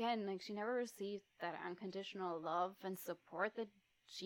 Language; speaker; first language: English; non-native, fluent; Russian